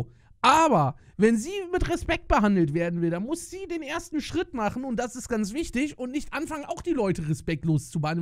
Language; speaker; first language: German; native; German